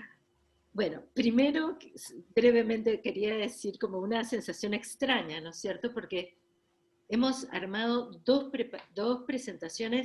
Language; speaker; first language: Spanish; native; Spanish